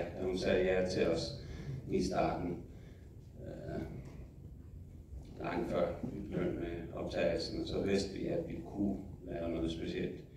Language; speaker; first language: Danish; non-native, fluent; English